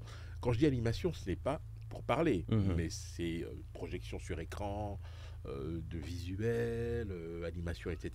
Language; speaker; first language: French; native; French